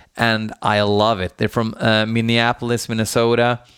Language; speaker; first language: English; non-native, fluent; Swedish